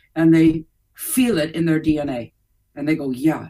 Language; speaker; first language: English; native; English